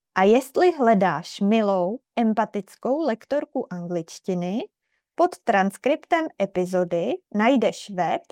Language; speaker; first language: Czech; native; Czech